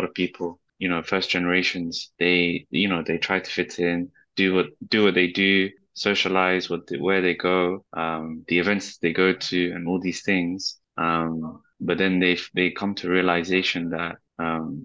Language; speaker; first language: English; native; English